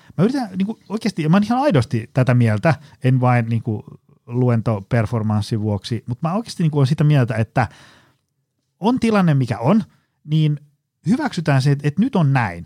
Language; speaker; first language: Finnish; native; Finnish